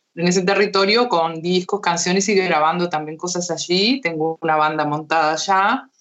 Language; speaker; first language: Spanish; early bilingual, heritage; Spanish